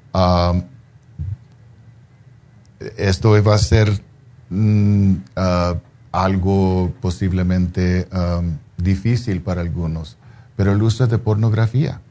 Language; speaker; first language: Spanish; non-native, fluent; English